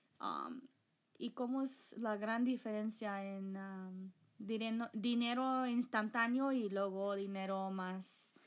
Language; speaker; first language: Spanish; early bilingual, heritage; Spanish